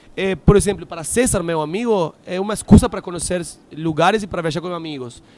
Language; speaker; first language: Portuguese; non-native, learner; Spanish